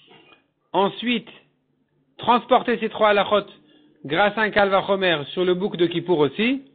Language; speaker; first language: French; native; French